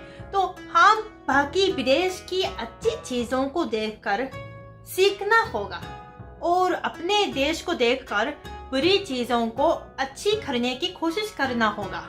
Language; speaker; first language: Hindi; non-native, fluent; Japanese